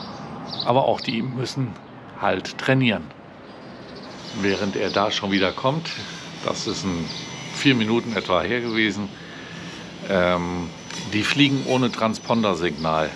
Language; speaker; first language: German; native; German